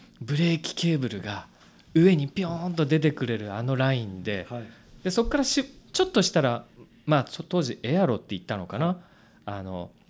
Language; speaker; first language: Japanese; native; Japanese